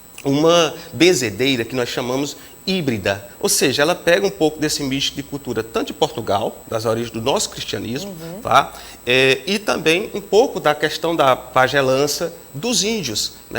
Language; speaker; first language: Portuguese; native; Portuguese